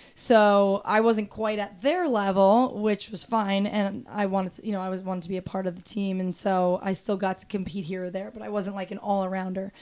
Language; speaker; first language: English; native; English